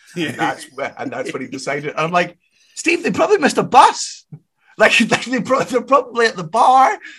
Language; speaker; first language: English; native; English